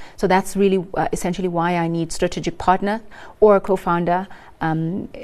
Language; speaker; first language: English; non-native, local second language; Xhosa